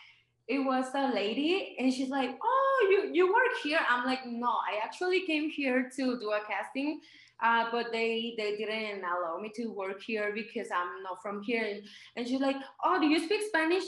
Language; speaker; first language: English; non-native, fluent; Spanish